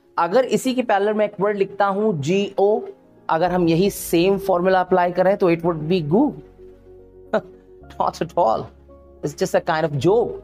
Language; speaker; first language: Hindi; native; Hindi